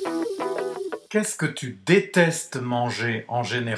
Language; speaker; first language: French; non-native, fluent; English